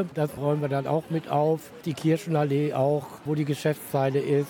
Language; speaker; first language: German; native; German